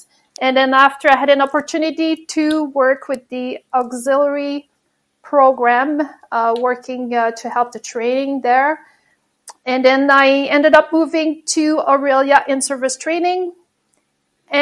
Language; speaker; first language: English; non-native, fluent; French